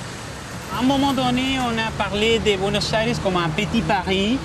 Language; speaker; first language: French; non-native, fluent; Spanish